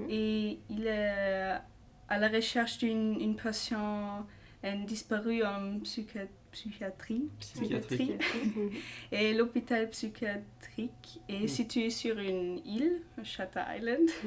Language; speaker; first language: French; non-native, learner; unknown